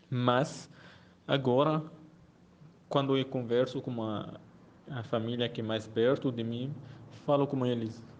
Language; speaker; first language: Portuguese; non-native, fluent; Arabic